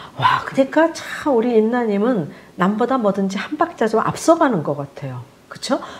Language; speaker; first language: Korean; native; Korean